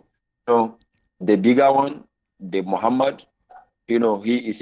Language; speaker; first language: English; non-native, local second language; Hausa